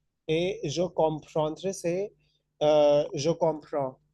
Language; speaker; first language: French; non-native, fluent; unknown